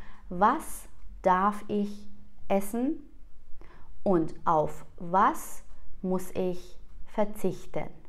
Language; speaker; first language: German; non-native, fluent; Persian